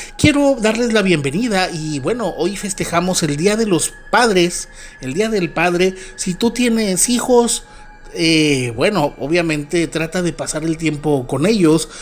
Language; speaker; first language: Spanish; native; Spanish